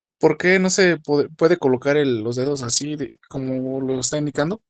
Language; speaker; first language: Spanish; native; Spanish